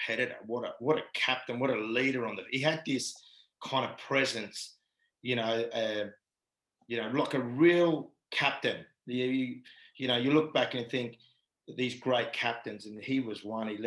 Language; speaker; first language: English; native; English